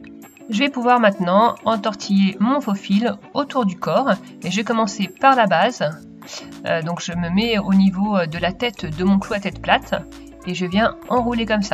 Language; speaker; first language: French; native; French